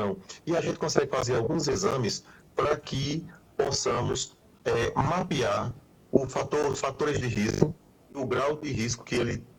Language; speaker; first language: Portuguese; native; Portuguese